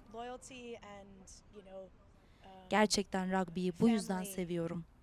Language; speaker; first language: Turkish; non-native, learner; English